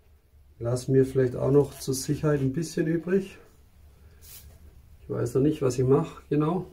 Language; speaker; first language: German; native; German